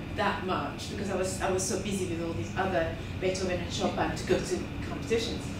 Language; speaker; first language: English; non-native, fluent; Japanese